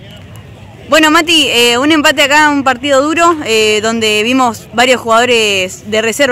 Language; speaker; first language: Spanish; native; Spanish